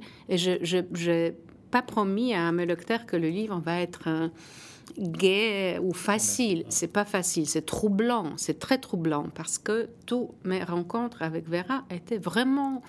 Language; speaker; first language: French; non-native, fluent; Polish